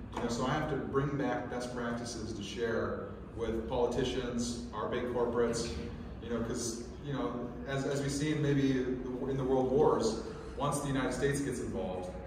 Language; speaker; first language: English; native; English